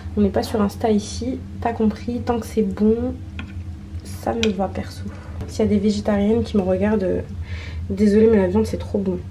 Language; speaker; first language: French; early bilingual, other home language; Arabic